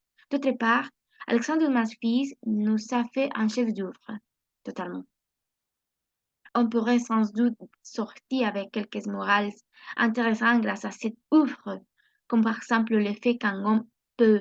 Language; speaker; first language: French; non-native, learner; Spanish